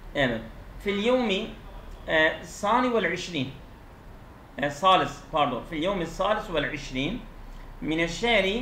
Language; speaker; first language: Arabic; non-native, fluent; Turkish